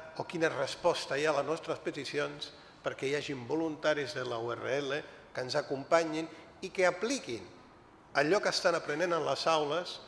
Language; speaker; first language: Catalan; non-native, fluent; Italian